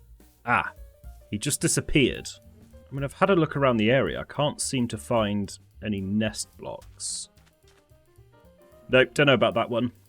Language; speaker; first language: English; native; English